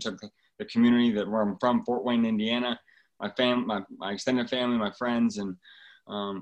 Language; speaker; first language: English; native; English